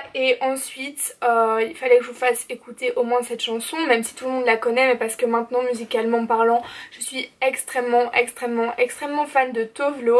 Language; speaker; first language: French; native; French